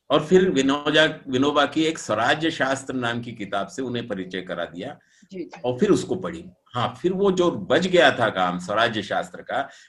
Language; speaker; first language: Hindi; non-native, local second language; Marathi